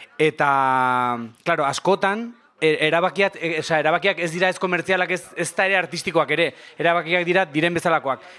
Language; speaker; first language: Basque; non-native, local second language; Spanish